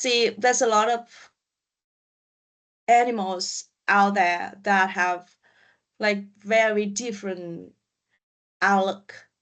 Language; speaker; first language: English; non-native, learner; Vietnamese